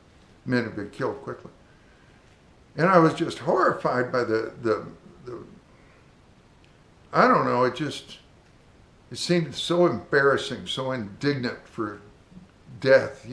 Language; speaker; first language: English; native; English